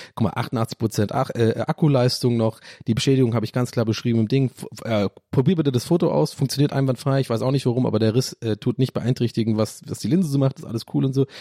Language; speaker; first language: German; non-native, fluent; English